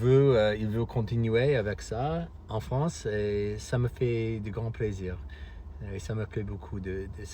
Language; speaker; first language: French; non-native, fluent; English